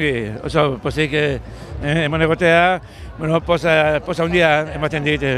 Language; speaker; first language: Basque; non-native, local second language; Spanish